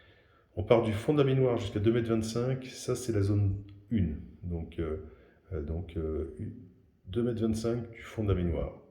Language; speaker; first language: French; native; French